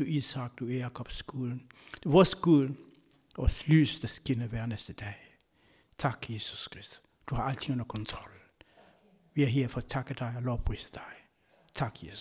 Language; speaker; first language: Danish; non-native, fluent; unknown